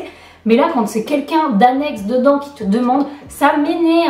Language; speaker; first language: French; native; French